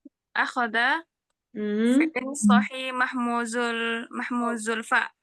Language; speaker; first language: Arabic; non-native, learner; Indonesian